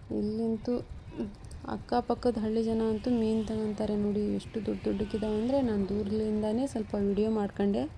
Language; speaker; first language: Kannada; non-native, local second language; Urdu